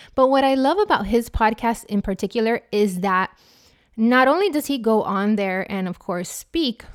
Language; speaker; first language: English; non-native, fluent; Spanish